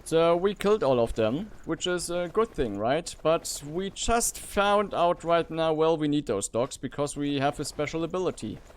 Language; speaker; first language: English; non-native, fluent; German